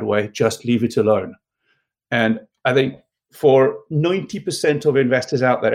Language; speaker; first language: English; native; English